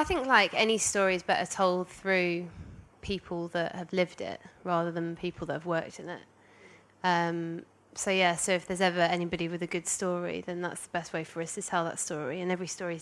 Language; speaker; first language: English; native; English